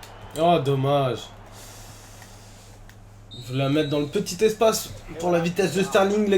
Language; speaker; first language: French; native; French